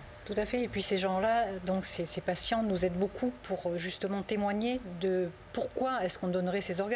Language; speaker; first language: French; native; French